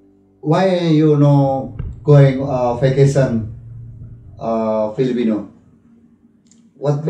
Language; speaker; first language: English; non-native, learner; Indonesian